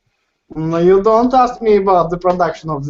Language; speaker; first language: English; non-native, learner; Russian